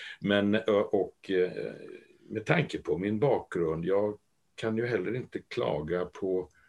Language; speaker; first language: Swedish; native; Swedish